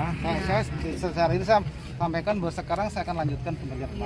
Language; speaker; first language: Indonesian; native; Indonesian